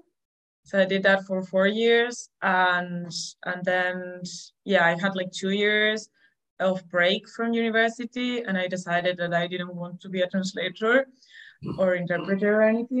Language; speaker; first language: English; non-native, fluent; Spanish